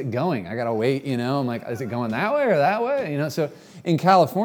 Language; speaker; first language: English; native; English